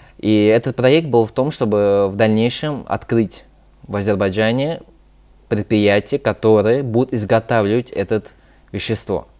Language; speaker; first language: Russian; early bilingual, other home language; Azerbaijani